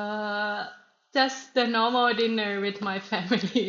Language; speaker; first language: English; non-native, learner; Thai